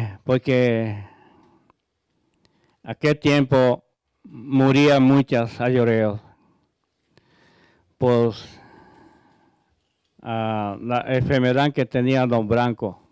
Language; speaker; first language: Spanish; non-native, learner; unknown